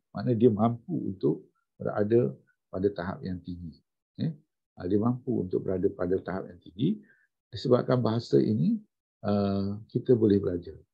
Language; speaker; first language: Malay; native; Malay